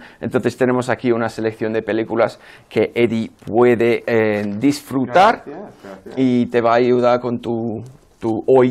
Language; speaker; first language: Spanish; non-native, fluent; English